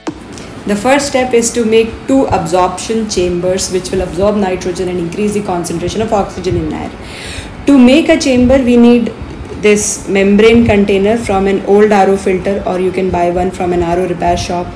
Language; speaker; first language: English; non-native, local second language; Hindi